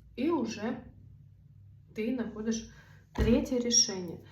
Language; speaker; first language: Russian; non-native, local second language; Ukrainian